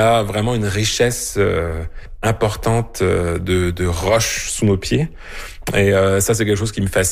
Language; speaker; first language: French; native; French